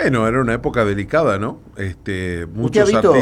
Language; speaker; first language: Spanish; native; Spanish